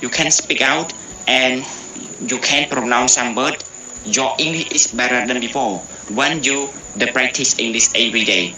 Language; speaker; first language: English; non-native, learner; Khmer